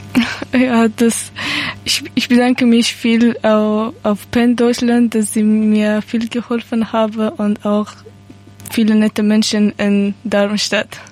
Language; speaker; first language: German; non-native, learner; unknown